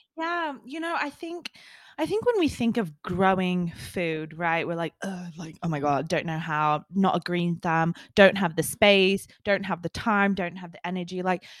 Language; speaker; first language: English; native; English